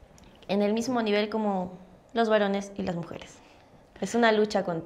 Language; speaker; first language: Spanish; native; Spanish